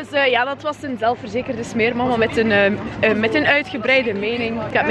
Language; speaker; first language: Dutch; native; Dutch